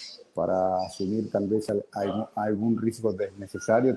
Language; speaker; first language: Portuguese; non-native, fluent; Spanish